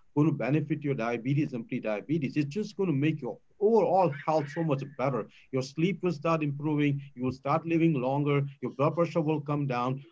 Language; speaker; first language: English; non-native, local second language; Gujarati